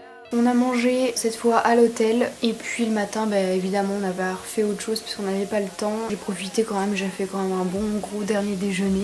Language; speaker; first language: French; native; French